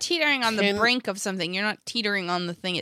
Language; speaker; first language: English; native; English